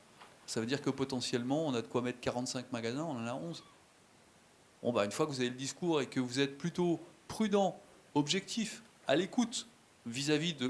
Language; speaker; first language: French; native; French